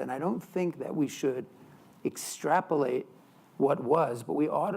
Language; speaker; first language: English; native; English